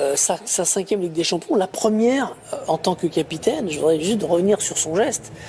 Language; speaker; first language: French; native; French